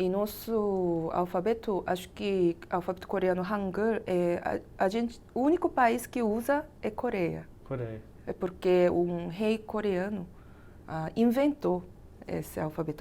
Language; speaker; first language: Portuguese; non-native, fluent; Korean